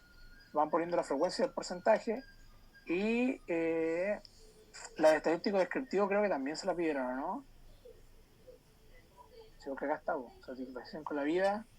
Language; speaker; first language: Spanish; native; Spanish